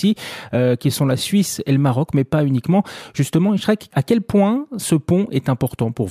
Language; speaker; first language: French; native; French